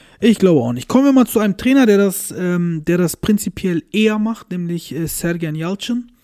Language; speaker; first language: German; early bilingual, other home language; Turkish